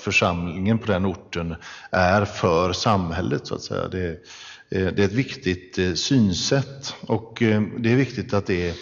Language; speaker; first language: Swedish; native; Swedish